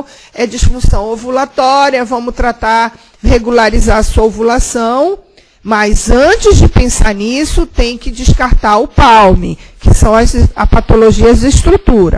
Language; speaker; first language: Portuguese; native; Portuguese